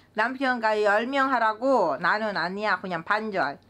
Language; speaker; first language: Korean; non-native, learner; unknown